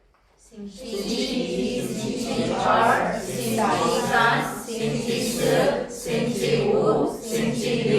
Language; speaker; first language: Chinese; non-native, learner; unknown